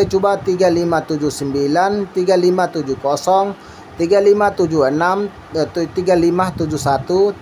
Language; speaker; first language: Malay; non-native, learner; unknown